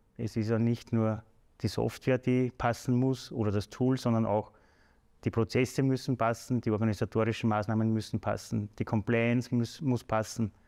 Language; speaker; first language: German; native; German